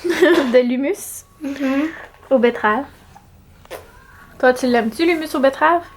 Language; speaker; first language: French; native; French